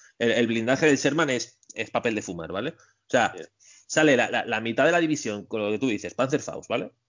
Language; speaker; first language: Spanish; native; Spanish